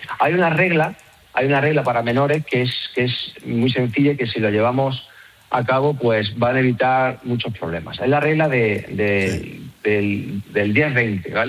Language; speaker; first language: Spanish; native; Spanish